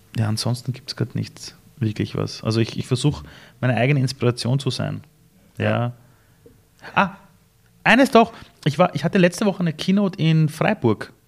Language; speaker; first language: German; early bilingual, other home language; Persian